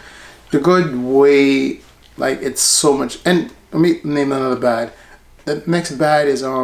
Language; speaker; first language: English; native; English